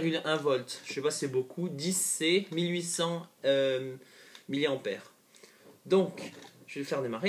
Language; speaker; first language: French; native; French